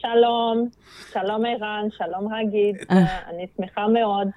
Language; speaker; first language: Hebrew; non-native, fluent; Russian